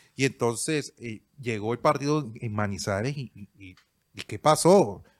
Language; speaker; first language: Spanish; native; Spanish